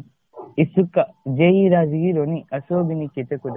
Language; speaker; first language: Japanese; non-native, learner; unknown